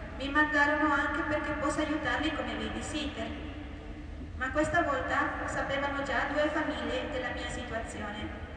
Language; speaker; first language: Italian; non-native, fluent; Spanish